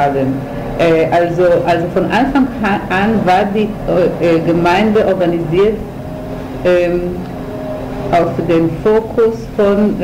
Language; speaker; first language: German; non-native, fluent; Hebrew